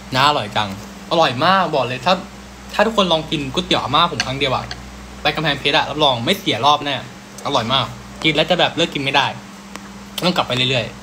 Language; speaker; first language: Thai; early bilingual, heritage; Thai